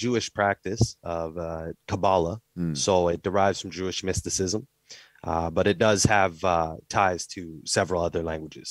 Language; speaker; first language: English; native; English